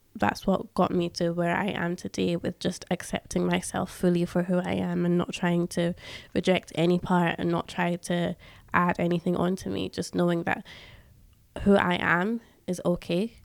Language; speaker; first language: English; early bilingual, other home language; Yoruba